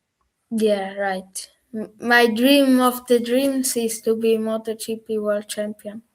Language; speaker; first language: English; non-native, learner; German